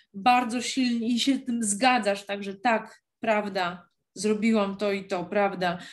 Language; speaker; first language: Polish; native; Polish